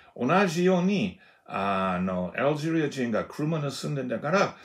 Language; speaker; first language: Japanese; non-native, fluent; Russian